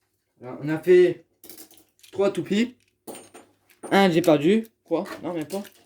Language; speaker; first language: French; native; French